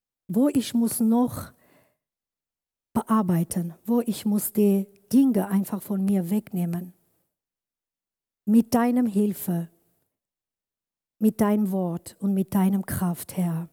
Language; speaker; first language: German; non-native, learner; Kurdish